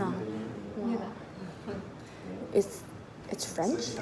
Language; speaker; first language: English; non-native, learner; Korean